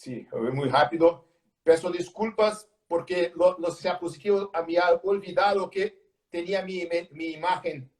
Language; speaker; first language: Spanish; non-native, learner; Portuguese